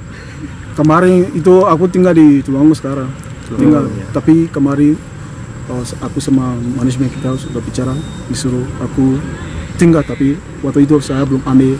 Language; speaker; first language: Indonesian; non-native, learner; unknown